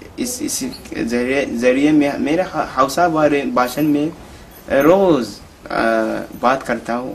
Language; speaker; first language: Hindi; non-native, fluent; Hausa